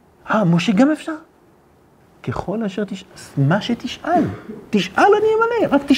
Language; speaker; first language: Hebrew; non-native, fluent; French